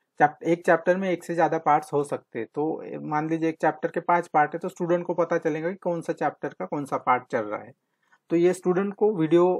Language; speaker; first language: Hindi; non-native, local second language; Marathi